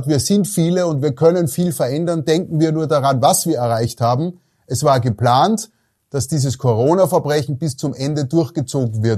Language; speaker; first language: German; native; German